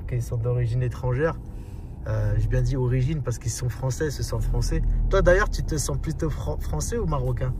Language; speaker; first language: French; early bilingual, other home language; Arabic